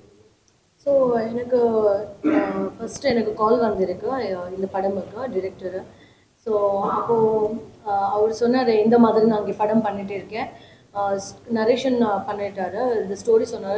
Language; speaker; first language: Tamil; non-native, learner; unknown